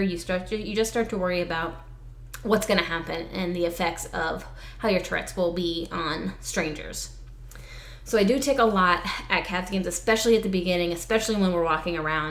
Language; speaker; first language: English; native; English